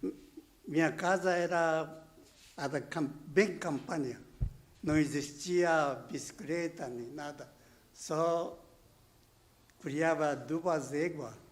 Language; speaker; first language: Portuguese; non-native, learner; Japanese